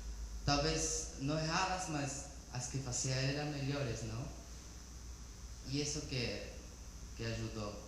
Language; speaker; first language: Portuguese; non-native, learner; Spanish